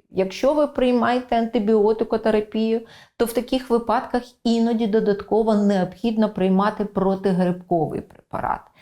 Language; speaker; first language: Ukrainian; native; Ukrainian